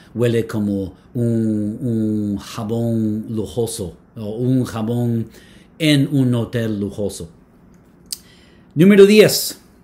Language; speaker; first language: Spanish; non-native, fluent; English